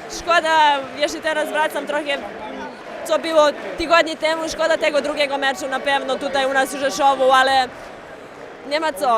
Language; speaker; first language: Polish; non-native, fluent; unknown